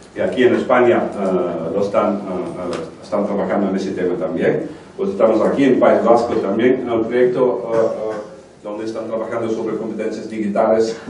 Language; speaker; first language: Spanish; non-native, fluent; Dutch